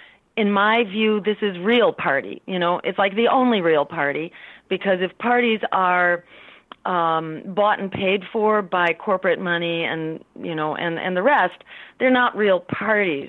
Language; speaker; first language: English; native; English